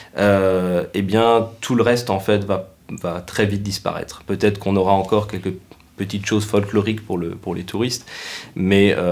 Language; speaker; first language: French; native; French